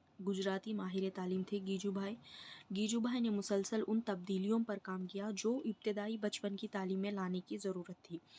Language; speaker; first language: Urdu; native; Urdu